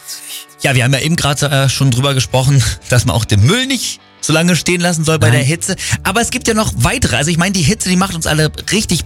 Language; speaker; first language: German; native; German